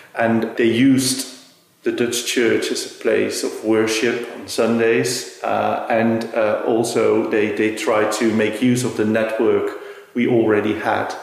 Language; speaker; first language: English; non-native, fluent; Dutch